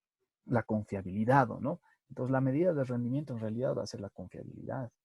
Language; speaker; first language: Spanish; native; Spanish